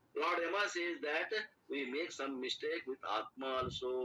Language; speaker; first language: English; non-native, local second language; Kannada